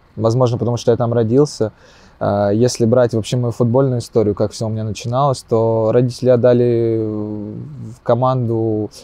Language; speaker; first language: Russian; native; Russian